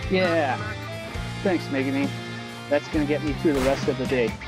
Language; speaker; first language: English; native; English